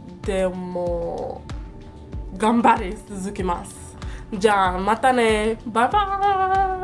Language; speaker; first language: Japanese; non-native, learner; English